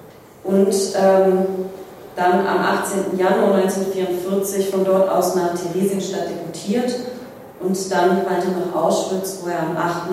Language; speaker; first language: German; native; German